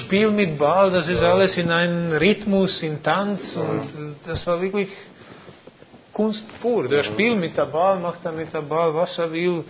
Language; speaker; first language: German; non-native, fluent; Croatian